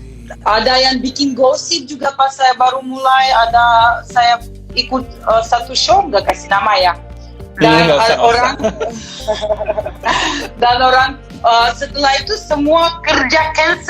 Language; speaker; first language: Indonesian; non-native, fluent; Russian